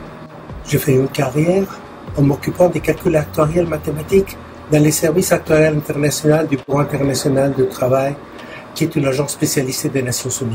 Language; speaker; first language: French; non-native, fluent; Spanish